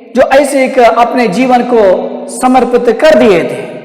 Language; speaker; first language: Hindi; non-native, local second language; Kannada